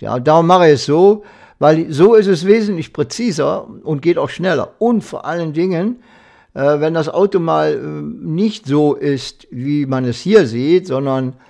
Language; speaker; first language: German; native; German